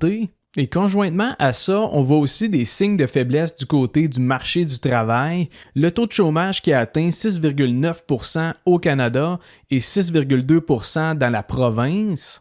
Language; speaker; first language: French; native; French